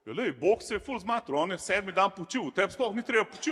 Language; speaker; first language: Slovenian; native; Slovenian